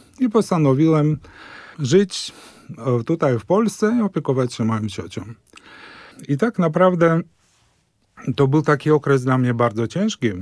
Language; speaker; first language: Polish; early bilingual, heritage; Polish